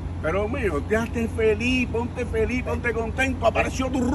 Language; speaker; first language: Spanish; native; Spanish